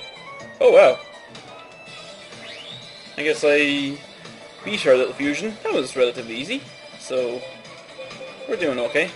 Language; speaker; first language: English; native; English